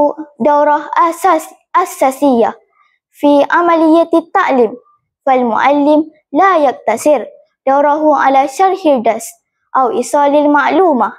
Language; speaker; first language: Arabic; non-native, learner; Malay